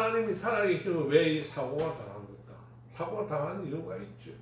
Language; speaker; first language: Korean; native; Korean